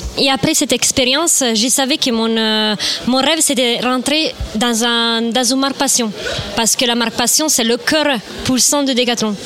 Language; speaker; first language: French; non-native, fluent; Italian